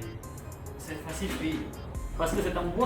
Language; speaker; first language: French; non-native, learner; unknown